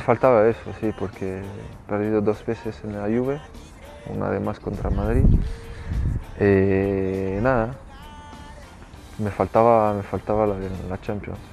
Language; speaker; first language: Spanish; non-native, fluent; French